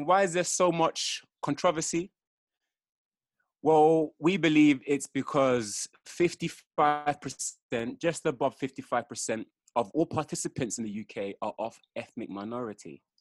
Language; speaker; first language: English; native; English